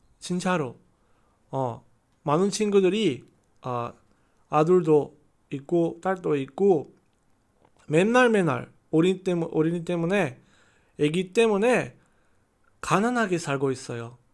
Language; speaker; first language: Korean; non-native, learner; Chinese